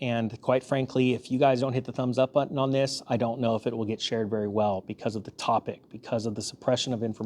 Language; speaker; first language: English; native; English